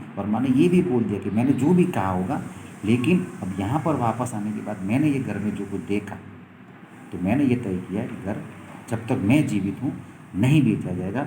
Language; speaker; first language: Hindi; non-native, local second language; Gujarati